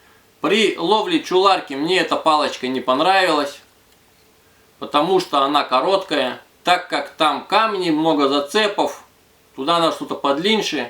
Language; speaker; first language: Russian; native; Russian